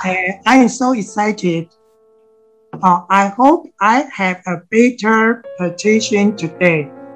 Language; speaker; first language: English; non-native, learner; Chinese